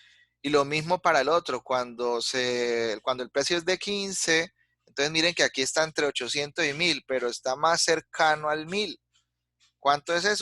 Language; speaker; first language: Spanish; native; Spanish